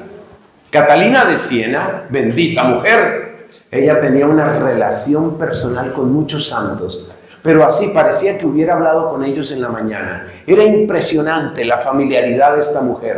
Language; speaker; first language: Spanish; native; Spanish